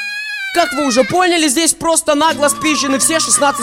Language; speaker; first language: Russian; native; Russian